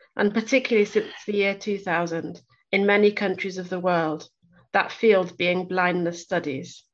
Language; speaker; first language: English; native; English